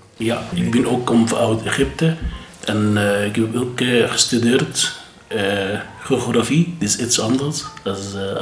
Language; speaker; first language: Dutch; non-native, learner; Arabic